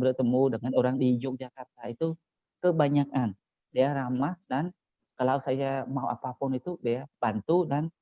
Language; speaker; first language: Indonesian; non-native, learner; Khmer